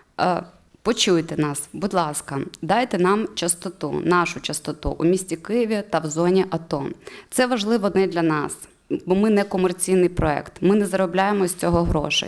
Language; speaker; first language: Ukrainian; native; Ukrainian